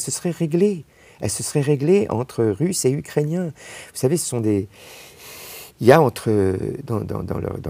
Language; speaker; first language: French; native; French